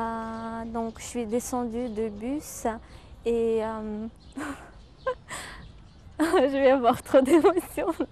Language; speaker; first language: French; non-native, fluent; Ukrainian